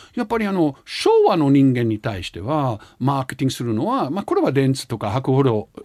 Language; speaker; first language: Japanese; non-native, fluent; German